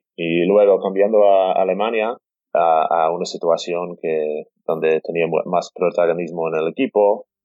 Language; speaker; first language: Spanish; non-native, fluent; English